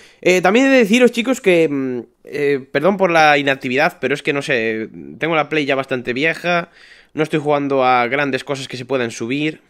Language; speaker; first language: Spanish; native; Spanish